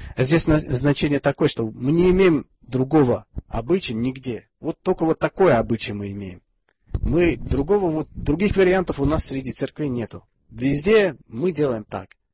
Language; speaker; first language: Russian; non-native, fluent; English